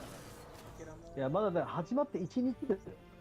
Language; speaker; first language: Japanese; native; Japanese